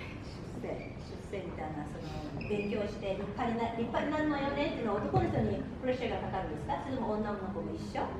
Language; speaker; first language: Japanese; native; Japanese